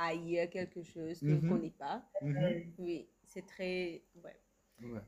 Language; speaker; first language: French; non-native, local second language; Morisyen